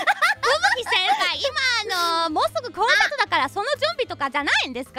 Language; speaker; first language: Japanese; non-native, fluent; German